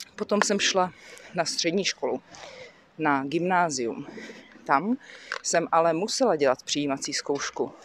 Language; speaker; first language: Czech; native; Czech